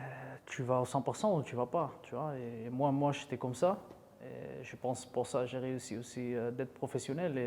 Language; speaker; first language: French; non-native, fluent; Dutch